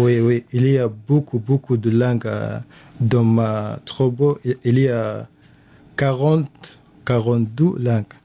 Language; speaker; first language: French; non-native, learner; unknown